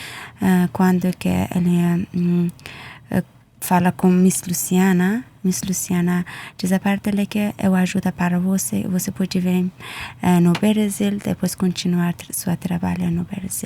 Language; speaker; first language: Portuguese; non-native, learner; Persian